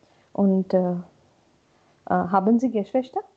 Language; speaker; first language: German; non-native, learner; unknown